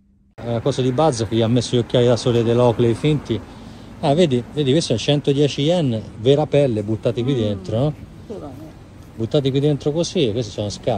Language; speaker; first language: Italian; native; Italian